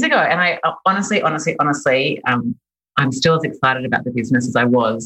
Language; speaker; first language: English; native; English